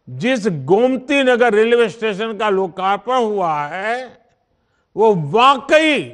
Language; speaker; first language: Hindi; non-native, local second language; Gujarati